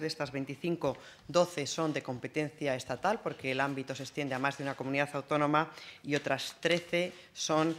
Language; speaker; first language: Spanish; native; Spanish